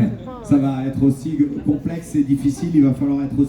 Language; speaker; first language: French; native; French